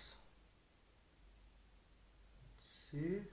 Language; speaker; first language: English; non-native, fluent; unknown